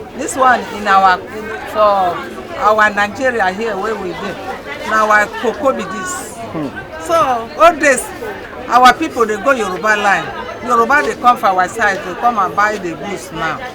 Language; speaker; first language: Nigerian Pidgin; non-native, local second language; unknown